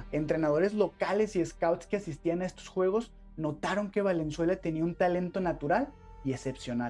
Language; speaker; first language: Spanish; native; Spanish